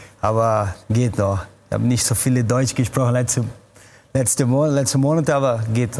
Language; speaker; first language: German; non-native, fluent; Portuguese